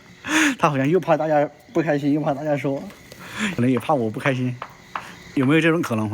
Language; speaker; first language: Chinese; native; Chinese